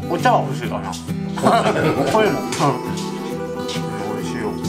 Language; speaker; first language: Japanese; native; Japanese